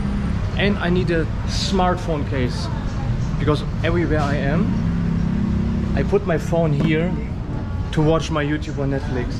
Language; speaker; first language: English; non-native, fluent; German